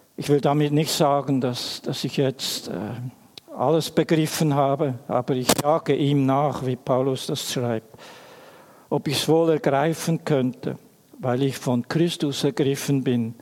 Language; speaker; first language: German; native; German